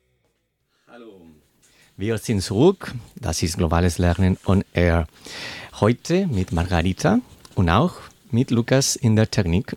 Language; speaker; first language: German; non-native, learner; Spanish